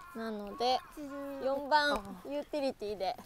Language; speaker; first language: Japanese; native; Japanese